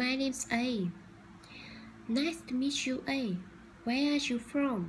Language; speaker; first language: English; non-native, learner; Vietnamese